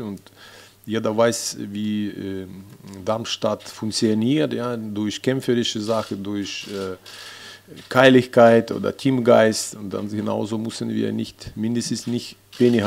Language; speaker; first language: German; non-native, fluent; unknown